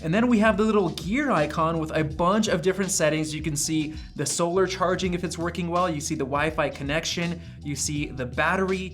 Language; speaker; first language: English; native; English